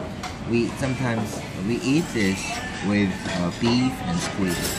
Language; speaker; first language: English; non-native, learner; Korean